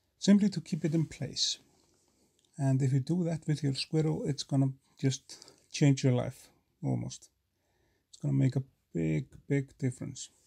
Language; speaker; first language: English; non-native, fluent; Icelandic